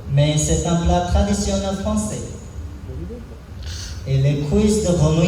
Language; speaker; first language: French; non-native, learner; Sinhala